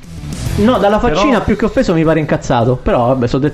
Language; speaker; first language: Italian; native; Italian